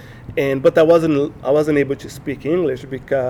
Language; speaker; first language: English; non-native, learner; Portuguese